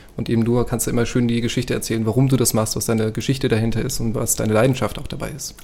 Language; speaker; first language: German; native; German